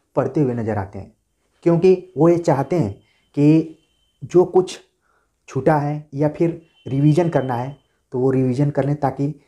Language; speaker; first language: Hindi; native; Hindi